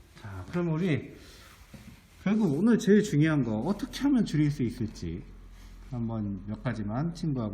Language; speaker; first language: Korean; native; Korean